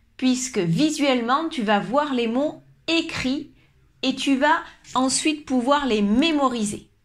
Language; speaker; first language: French; native; French